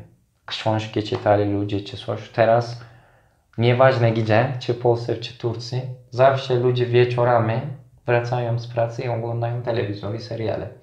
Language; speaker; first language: Polish; non-native, fluent; Turkish